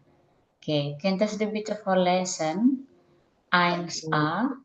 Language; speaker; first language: German; non-native, learner; Indonesian